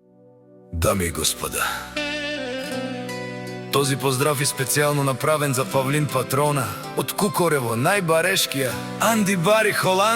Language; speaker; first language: Bulgarian; non-native, local second language; Romany